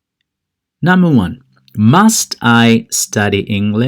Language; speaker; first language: English; non-native, fluent; Spanish